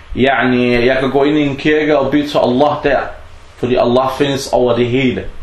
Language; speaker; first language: Danish; non-native, fluent; Arabic